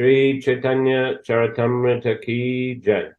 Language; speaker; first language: Russian; non-native, learner; English